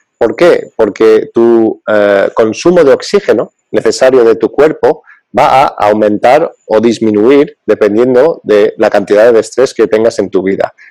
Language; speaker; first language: Spanish; early bilingual, other home language; English